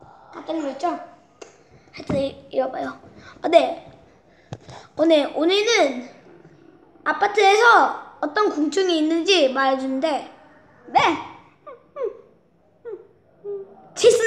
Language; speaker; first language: Korean; early bilingual, heritage; Korean